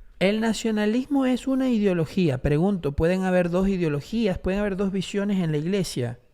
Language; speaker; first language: Spanish; native; Spanish